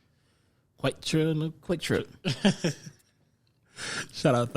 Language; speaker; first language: English; native; English